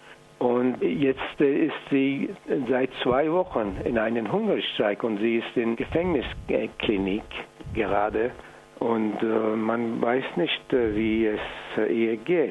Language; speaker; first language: German; non-native, fluent; Persian